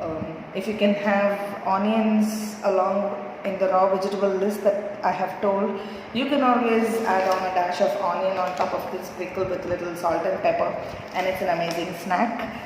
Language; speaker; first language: English; non-native, local second language; Tamil